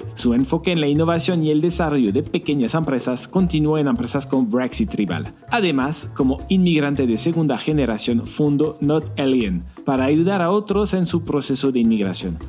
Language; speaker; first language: Spanish; non-native, fluent; French